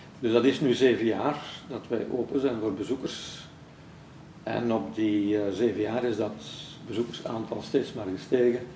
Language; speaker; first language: Dutch; native; Dutch